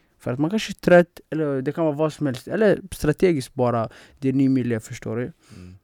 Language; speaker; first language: Swedish; non-native, fluent; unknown